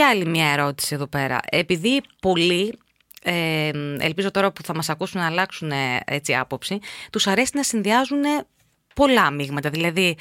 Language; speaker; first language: Greek; native; Greek